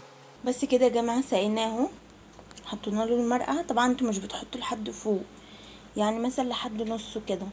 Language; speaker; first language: Arabic; native; Arabic